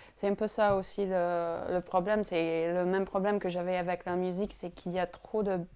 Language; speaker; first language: French; non-native, fluent; English